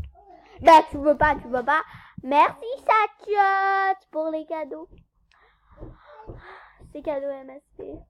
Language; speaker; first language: French; native; French